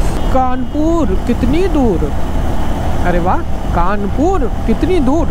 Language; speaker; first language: Hindi; native; Hindi